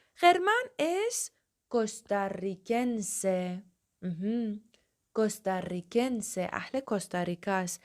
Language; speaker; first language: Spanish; non-native, fluent; Persian